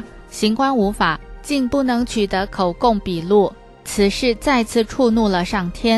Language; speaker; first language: Chinese; native; Chinese